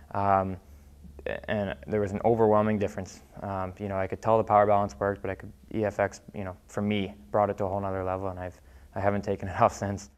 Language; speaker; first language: English; native; English